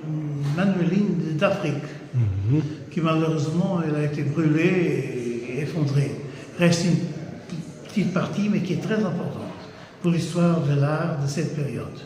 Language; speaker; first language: French; non-native, fluent; Portuguese